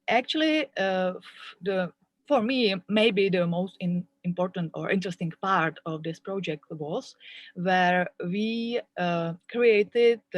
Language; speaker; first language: English; non-native, fluent; Czech